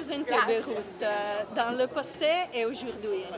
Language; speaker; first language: French; non-native, learner; Italian